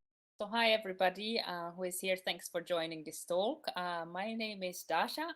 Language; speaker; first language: English; non-native, fluent; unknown